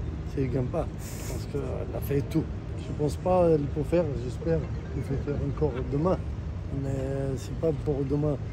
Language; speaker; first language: French; non-native, learner; Arabic